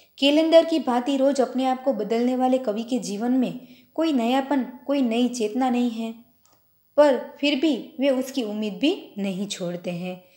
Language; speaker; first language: Hindi; non-native, local second language; Gujarati